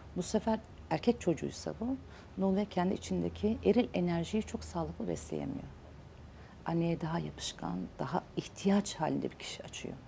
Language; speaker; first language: Turkish; native; Turkish